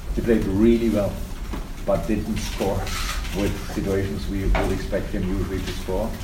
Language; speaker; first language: English; non-native, fluent; German